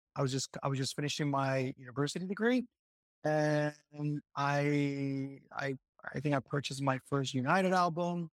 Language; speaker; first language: English; non-native, fluent; Spanish